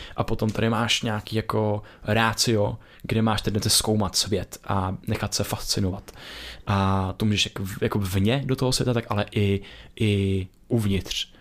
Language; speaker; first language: Czech; native; Czech